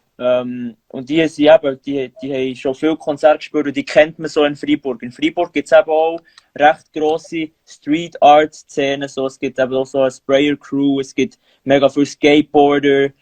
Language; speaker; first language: German; native; German